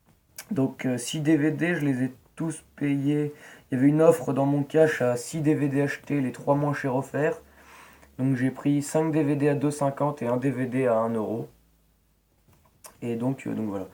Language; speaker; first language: French; native; French